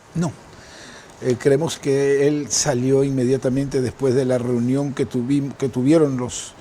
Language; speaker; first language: Spanish; native; Spanish